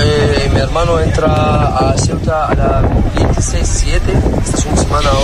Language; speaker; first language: Spanish; non-native, learner; Arabic